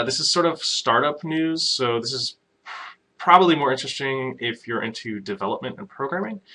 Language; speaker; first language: English; native; English